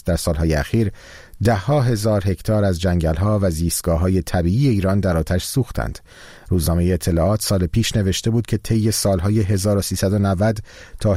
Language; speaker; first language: Persian; native; Persian